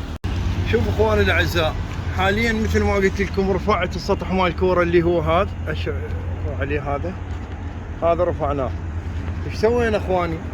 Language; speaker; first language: Arabic; native; Arabic